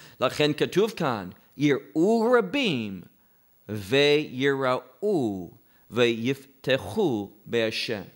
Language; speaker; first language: Hebrew; non-native, fluent; English